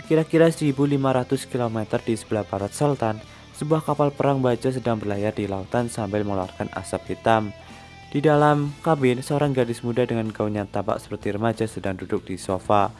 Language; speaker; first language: Indonesian; native; Indonesian